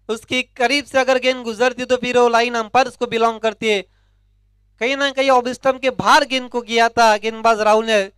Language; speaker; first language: Hindi; non-native, local second language; Marathi